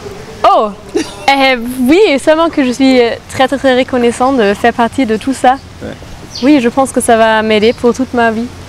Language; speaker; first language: French; non-native, fluent; German